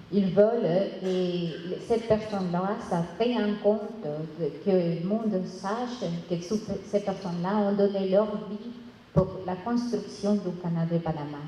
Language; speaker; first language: French; non-native, fluent; Spanish